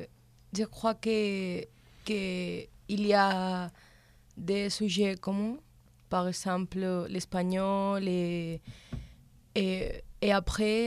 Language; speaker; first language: French; non-native, learner; Spanish